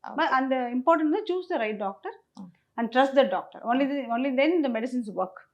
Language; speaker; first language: English; non-native, local second language; Tamil